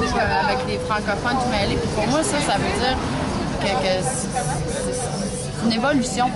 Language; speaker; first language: French; native; French